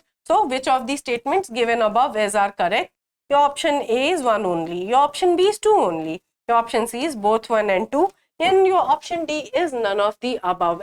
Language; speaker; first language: English; non-native, local second language; Hindi